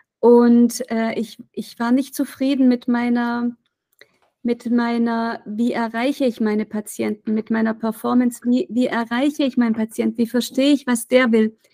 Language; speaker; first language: German; native; German